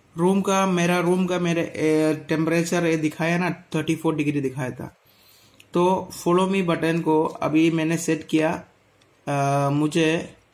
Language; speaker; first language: Hindi; non-native, local second language; Malayalam